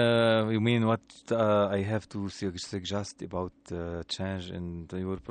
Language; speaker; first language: English; non-native, learner; Arabic